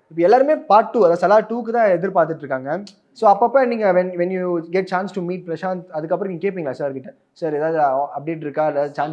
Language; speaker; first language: Tamil; native; Tamil